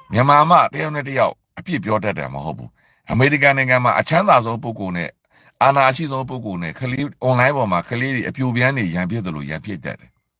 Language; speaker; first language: Burmese; native; Burmese